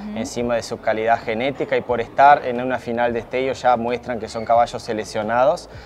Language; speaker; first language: Spanish; early bilingual, heritage; Spanish